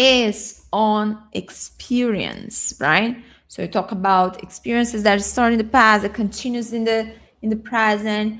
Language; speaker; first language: English; non-native, fluent; Portuguese